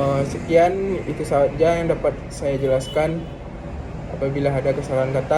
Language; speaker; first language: Indonesian; native; Indonesian